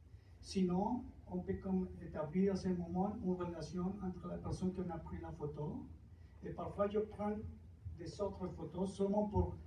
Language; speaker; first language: French; non-native, fluent; Spanish